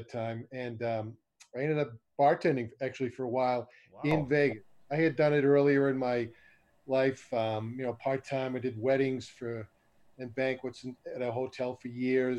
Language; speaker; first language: English; native; English